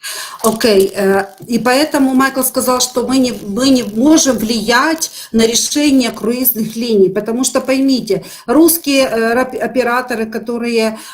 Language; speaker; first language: Russian; native; Russian